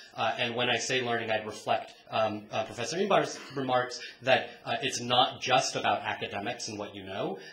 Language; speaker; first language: English; native; English